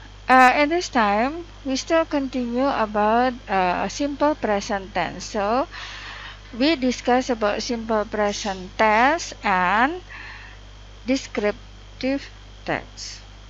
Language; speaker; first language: English; non-native, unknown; Indonesian